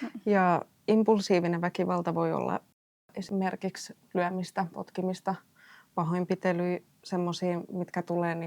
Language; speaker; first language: Finnish; native; Finnish